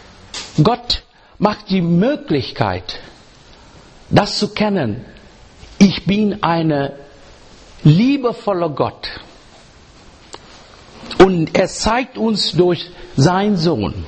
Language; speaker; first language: German; non-native, learner; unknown